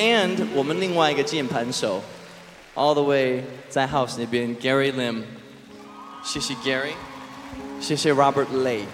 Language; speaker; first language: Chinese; early bilingual, heritage; Chinese